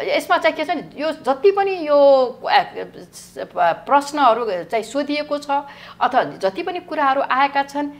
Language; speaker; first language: Nepali; native; Nepali